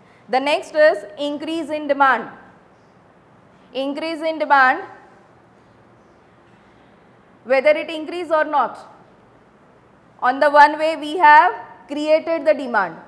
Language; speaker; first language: English; non-native, local second language; Gujarati